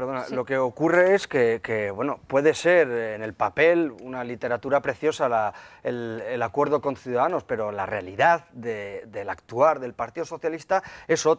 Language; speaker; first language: Spanish; native; Spanish